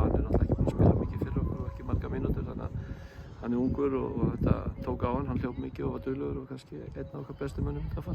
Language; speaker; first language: Icelandic; native; Icelandic